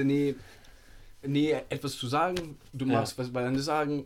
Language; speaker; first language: German; non-native, fluent; Italian